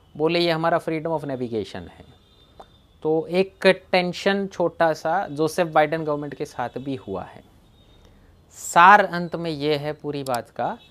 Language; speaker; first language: Hindi; non-native, local second language; Gujarati